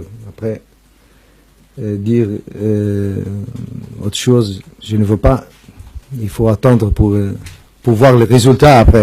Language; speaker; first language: French; non-native, fluent; Portuguese